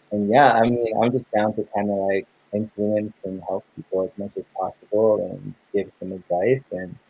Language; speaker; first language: English; native; English